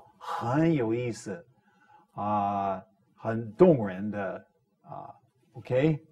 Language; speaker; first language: Chinese; non-native, fluent; English